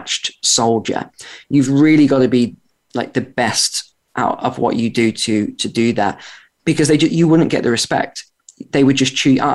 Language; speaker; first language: English; native; English